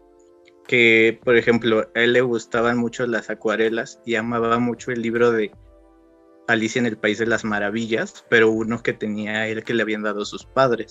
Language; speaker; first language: Spanish; native; Spanish